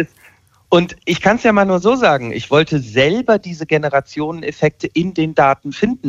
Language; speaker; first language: German; native; German